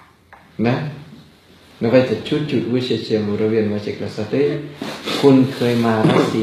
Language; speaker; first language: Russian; non-native, fluent; Thai